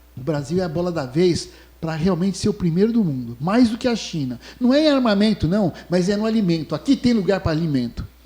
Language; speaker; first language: Portuguese; native; Portuguese